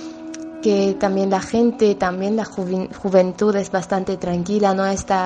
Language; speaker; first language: Spanish; non-native, fluent; Armenian